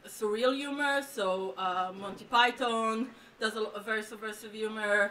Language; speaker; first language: English; non-native, fluent; Hebrew